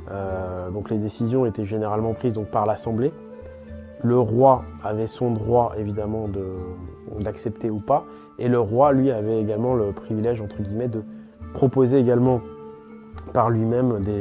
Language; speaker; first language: French; native; French